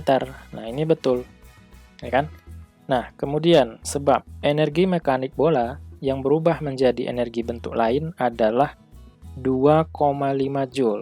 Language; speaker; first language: Indonesian; native; Indonesian